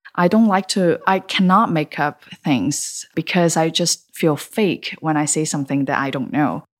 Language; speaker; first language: English; early bilingual, other home language; Chinese